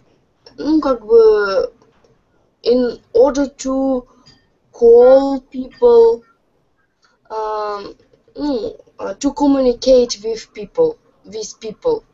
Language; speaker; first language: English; non-native, learner; Russian